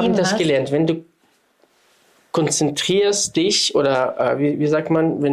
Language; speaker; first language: German; non-native, fluent; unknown